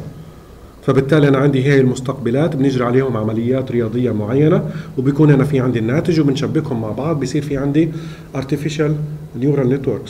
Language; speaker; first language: Arabic; native; Arabic